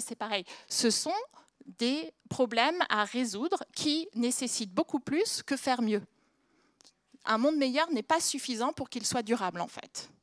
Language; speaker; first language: French; native; French